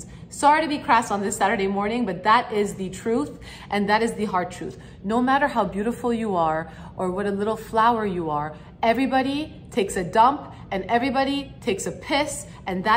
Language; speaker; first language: English; native; English